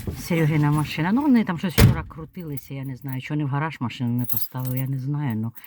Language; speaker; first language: Ukrainian; native; Ukrainian